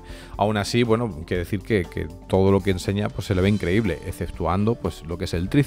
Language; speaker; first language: Spanish; native; Spanish